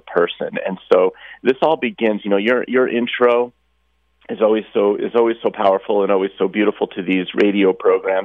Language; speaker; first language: English; native; English